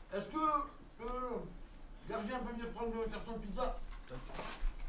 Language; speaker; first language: French; native; French